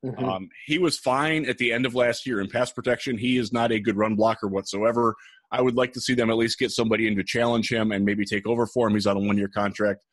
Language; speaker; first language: English; native; English